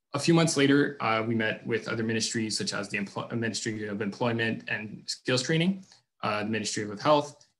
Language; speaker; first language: English; non-native, fluent; French